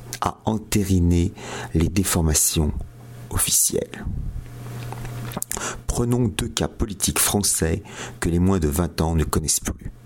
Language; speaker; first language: French; native; French